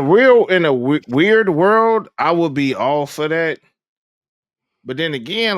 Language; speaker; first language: English; native; English